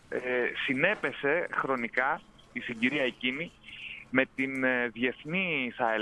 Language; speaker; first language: Greek; native; Greek